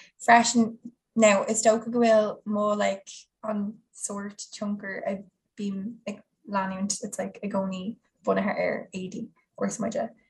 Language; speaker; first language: Irish; non-native, local second language; English